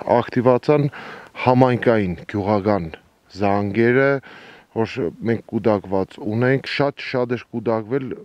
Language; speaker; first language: Armenian; native; Armenian